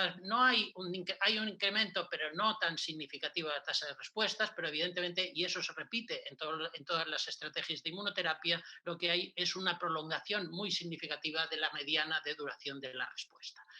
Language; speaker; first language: Spanish; native; Spanish